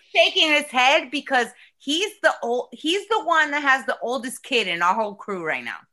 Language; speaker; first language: English; early bilingual, other home language; Spanish